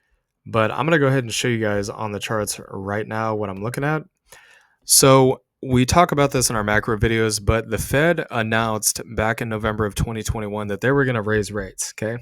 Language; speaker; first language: English; native; English